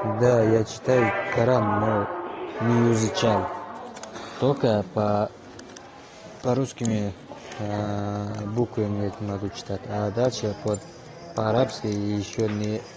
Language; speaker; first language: Russian; non-native, learner; Tajik